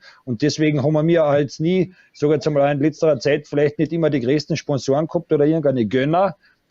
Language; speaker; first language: German; native; German